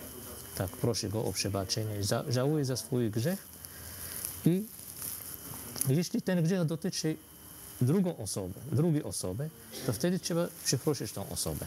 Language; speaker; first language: Polish; non-native, fluent; Arabic